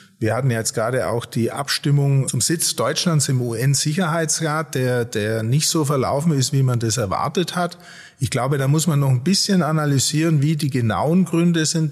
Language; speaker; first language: German; native; German